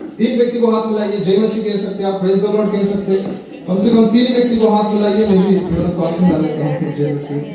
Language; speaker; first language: Hindi; non-native, local second language; Nepali